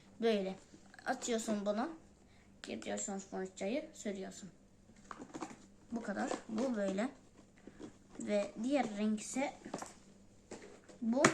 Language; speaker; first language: Turkish; non-native, learner; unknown